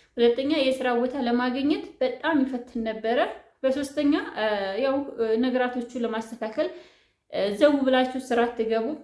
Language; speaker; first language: Amharic; native; Amharic